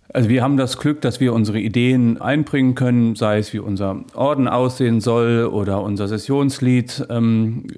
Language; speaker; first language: German; native; German